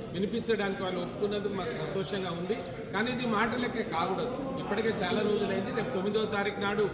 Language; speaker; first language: Telugu; non-native, local second language; Lambadi